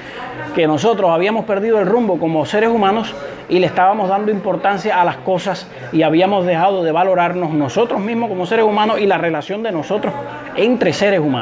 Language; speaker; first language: Spanish; native; Spanish